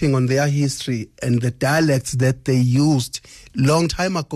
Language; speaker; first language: English; non-native, local second language; Zulu